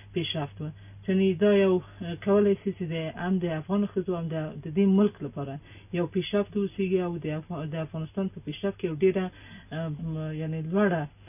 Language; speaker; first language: Pashto; non-native, local second language; Persian